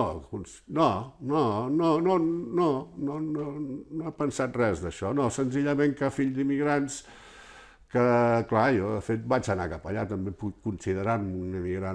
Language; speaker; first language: Catalan; early bilingual, heritage; Catalan